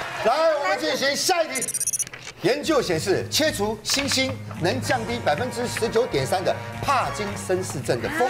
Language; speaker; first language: Chinese; native; Chinese